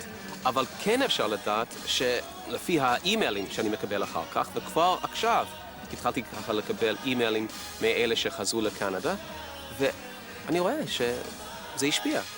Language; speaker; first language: Hebrew; non-native, fluent; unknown